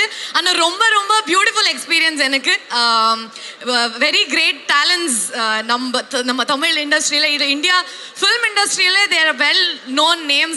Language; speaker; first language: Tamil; non-native, learner; Kannada